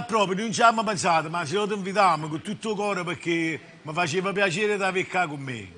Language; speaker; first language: Italian; native; Italian